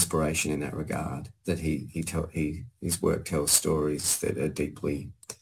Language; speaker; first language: English; native; English